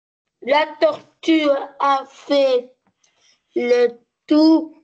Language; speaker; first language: French; non-native, learner; Arabic